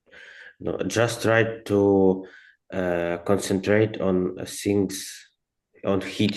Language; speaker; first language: English; non-native, learner; Ukrainian